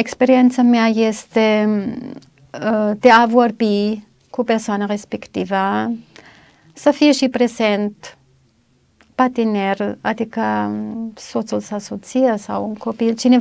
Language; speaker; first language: Romanian; non-native, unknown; German